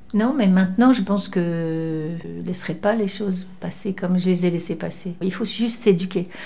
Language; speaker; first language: French; native; French